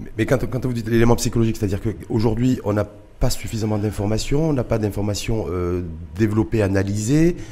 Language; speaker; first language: French; non-native, local second language; Arabic